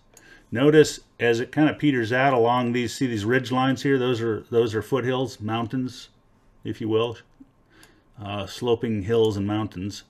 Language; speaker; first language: English; native; English